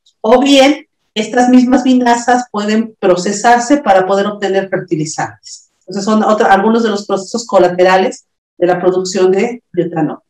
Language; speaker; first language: Spanish; native; Spanish